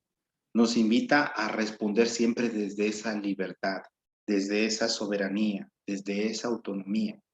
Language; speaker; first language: Spanish; native; Spanish